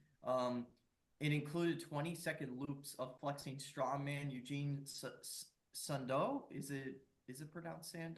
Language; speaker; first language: English; native; English